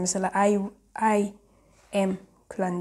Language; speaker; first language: Turkish; non-native, learner; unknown